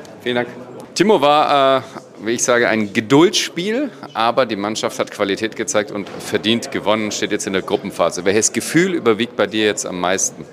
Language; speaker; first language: German; native; German